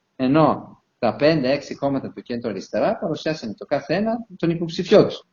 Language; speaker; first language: Greek; non-native, fluent; Italian